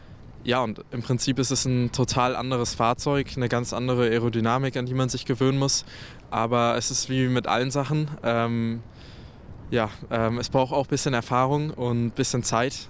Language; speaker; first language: German; native; German